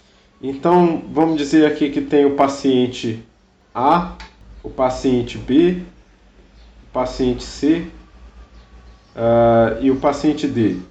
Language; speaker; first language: Portuguese; native; Portuguese